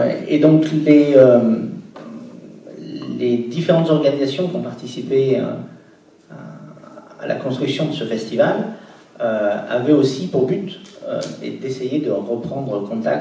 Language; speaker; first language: French; native; French